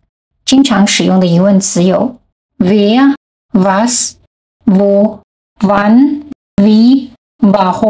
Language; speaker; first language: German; non-native, fluent; Chinese